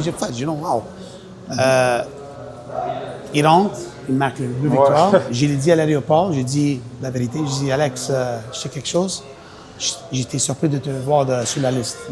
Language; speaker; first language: French; non-native, local second language; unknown